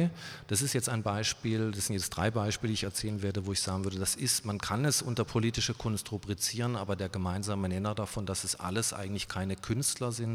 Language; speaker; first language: German; native; German